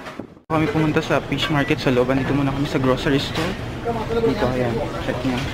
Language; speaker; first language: Filipino; native; Filipino